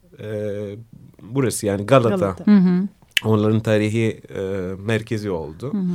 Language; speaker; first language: Turkish; non-native, fluent; Greek